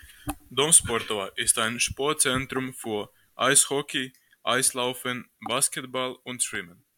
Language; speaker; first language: German; non-native, learner; Croatian